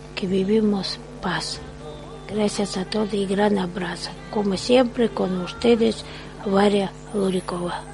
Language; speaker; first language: Spanish; non-native, learner; Russian